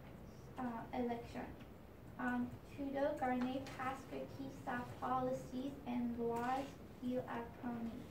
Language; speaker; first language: French; non-native, learner; English